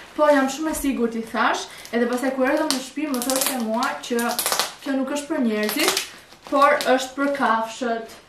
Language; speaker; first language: Albanian; early bilingual, heritage; Albanian